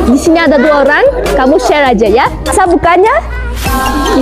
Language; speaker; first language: Indonesian; non-native, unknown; German